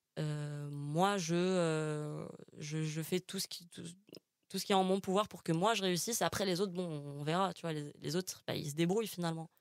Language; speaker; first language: French; non-native, local second language; Arabic